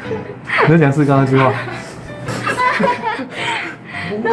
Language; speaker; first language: Chinese; native; Chinese